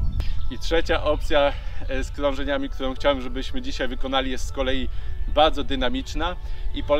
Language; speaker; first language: Polish; native; Polish